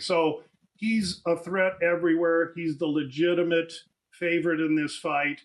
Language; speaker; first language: English; native; English